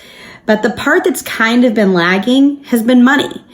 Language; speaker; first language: English; native; English